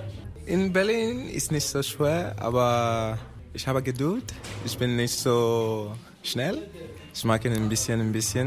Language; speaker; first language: German; non-native, learner; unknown